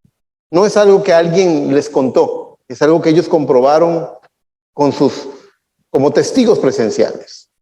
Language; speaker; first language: Spanish; native; Spanish